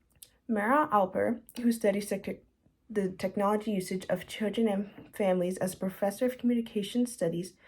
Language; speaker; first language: English; native; English